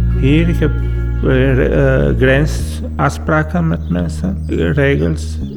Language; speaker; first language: Dutch; non-native, learner; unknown